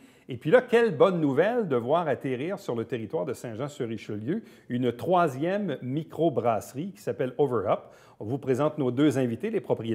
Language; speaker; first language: French; native; French